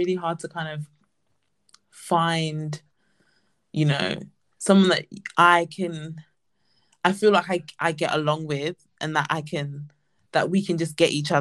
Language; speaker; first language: English; native; English